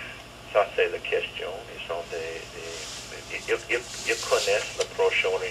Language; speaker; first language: French; non-native, learner; English